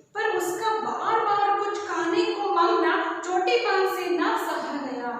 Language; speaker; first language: Hindi; non-native, local second language; Kannada